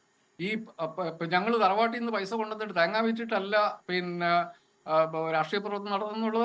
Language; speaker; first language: Malayalam; native; Malayalam